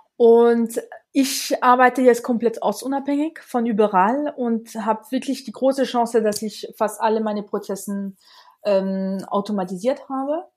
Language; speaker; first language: German; non-native, fluent; French